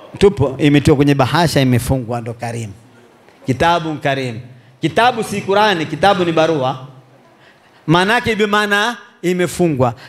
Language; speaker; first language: Swahili; native; Swahili